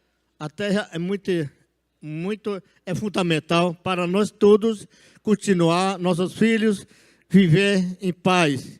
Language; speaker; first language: Portuguese; non-native, local second language; Yanomámi